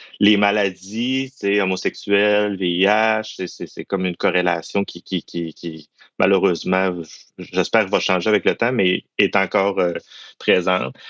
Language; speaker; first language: French; native; French